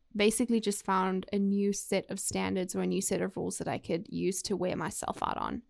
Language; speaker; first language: English; native; English